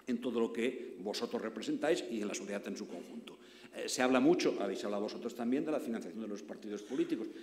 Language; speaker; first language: Spanish; non-native, local second language; Catalan